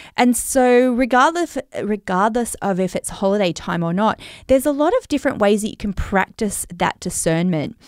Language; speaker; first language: English; native; English